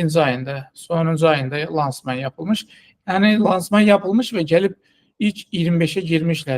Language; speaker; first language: Turkish; non-native, fluent; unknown